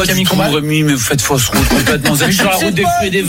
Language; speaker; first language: French; native; French